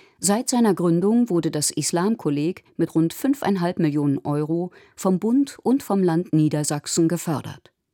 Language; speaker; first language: German; native; German